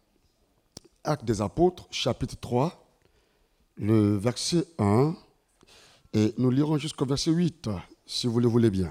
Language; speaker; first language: French; non-native, local second language; Mossi